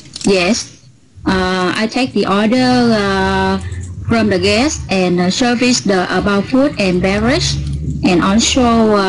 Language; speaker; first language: English; non-native, learner; Vietnamese